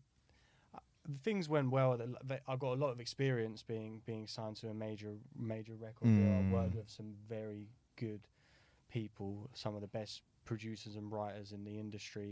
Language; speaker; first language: English; native; English